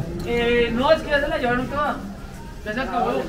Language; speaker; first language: Spanish; native; Spanish